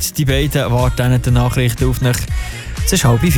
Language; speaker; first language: German; native; German